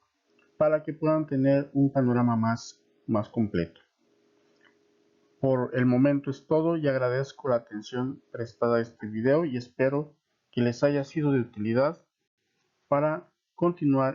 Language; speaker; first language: Spanish; native; Spanish